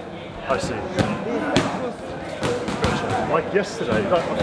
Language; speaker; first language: English; native; English